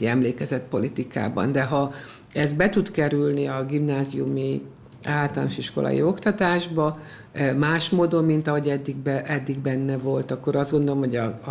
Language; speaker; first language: Hungarian; native; Hungarian